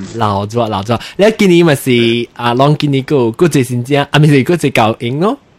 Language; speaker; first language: Chinese; non-native, local second language; Min Nan Chinese